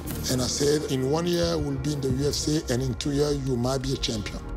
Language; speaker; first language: English; non-native, fluent; French